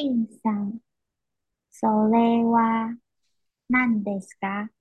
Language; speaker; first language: Japanese; non-native, learner; Chinese